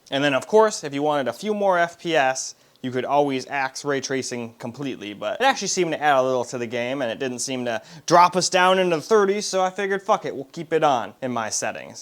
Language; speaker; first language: English; native; English